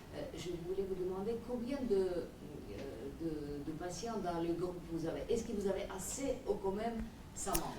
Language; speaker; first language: French; non-native, fluent; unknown